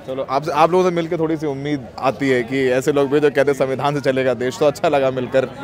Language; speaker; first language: Hindi; native; Hindi